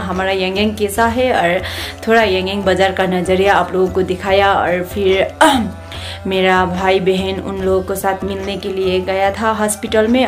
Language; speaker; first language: Hindi; non-native, local second language; Nepali